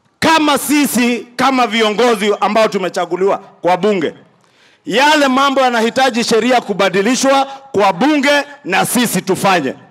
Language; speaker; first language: Swahili; non-native, local second language; Kikuyu